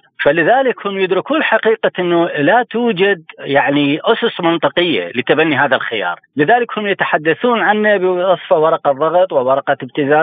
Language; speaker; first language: Arabic; native; Arabic